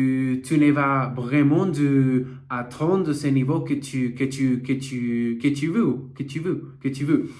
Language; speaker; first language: French; non-native, learner; Portuguese